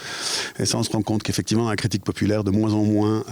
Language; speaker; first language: French; native; French